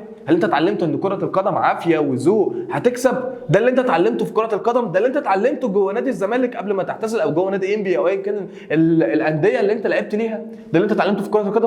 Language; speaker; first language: Arabic; native; Arabic